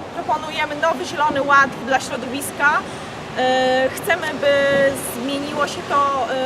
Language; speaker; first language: Polish; native; Polish